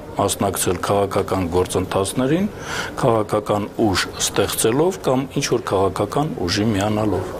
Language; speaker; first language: Armenian; native; Armenian